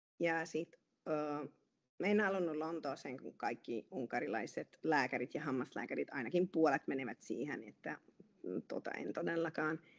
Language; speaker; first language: Finnish; non-native, fluent; Hungarian